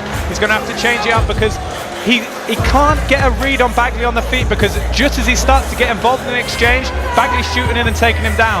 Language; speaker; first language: English; native; English